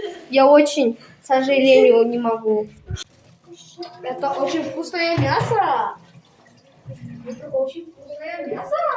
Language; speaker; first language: Russian; non-native, local second language; Kazakh